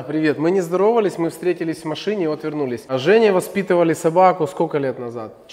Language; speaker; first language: Russian; native; Russian